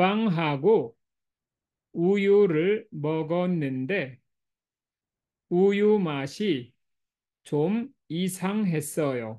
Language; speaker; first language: Korean; non-native, fluent; English